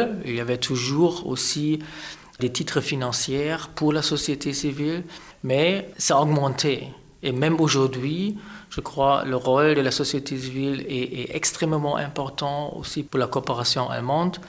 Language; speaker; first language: French; non-native, fluent; German